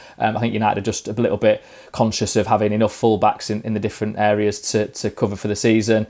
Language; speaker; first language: English; native; English